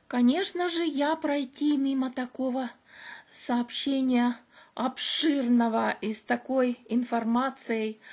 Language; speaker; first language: Russian; native; Russian